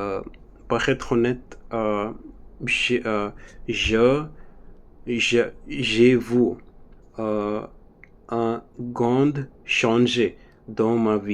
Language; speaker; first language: French; non-native, learner; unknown